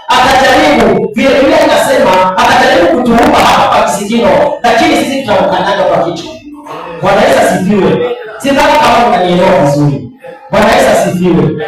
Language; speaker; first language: Swahili; non-native, local second language; Rundi